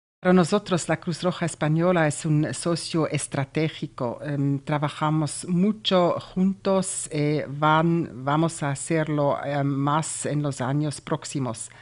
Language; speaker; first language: Spanish; non-native, learner; German